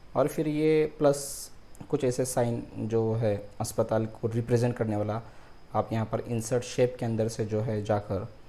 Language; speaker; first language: Hindi; non-native, local second language; Marathi